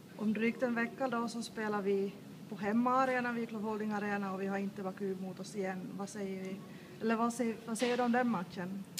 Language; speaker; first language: Swedish; native; Swedish